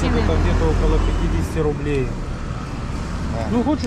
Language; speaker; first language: Russian; native; Russian